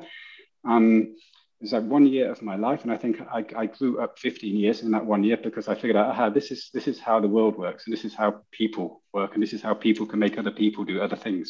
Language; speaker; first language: English; native; English